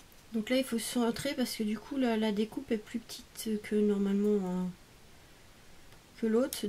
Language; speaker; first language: French; native; French